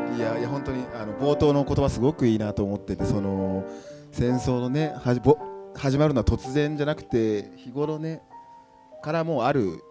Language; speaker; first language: Japanese; native; Japanese